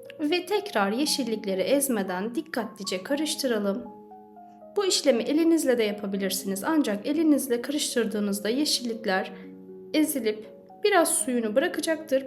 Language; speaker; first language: Turkish; native; Turkish